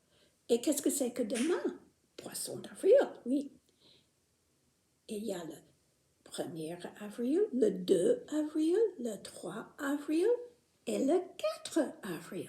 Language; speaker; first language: French; non-native, fluent; English